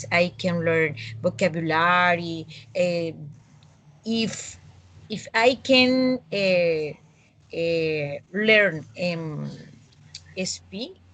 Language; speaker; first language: English; non-native, learner; Spanish